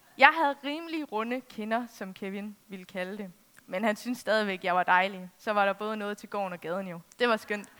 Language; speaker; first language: Danish; native; Danish